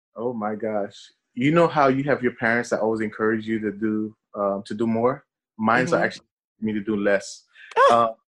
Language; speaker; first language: English; early bilingual, other home language; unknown